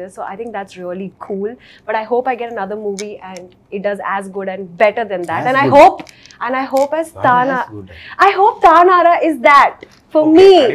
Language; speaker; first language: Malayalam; early bilingual, heritage; Malayalam